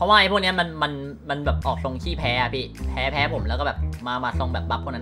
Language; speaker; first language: Thai; native; Thai